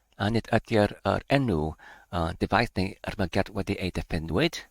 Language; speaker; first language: Welsh; non-native, learner; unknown